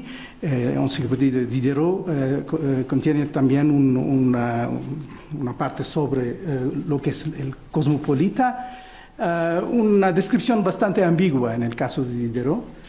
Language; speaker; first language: Spanish; non-native, fluent; Portuguese